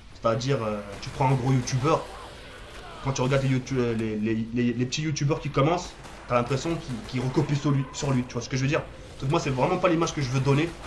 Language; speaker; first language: French; early bilingual, other home language; Arabic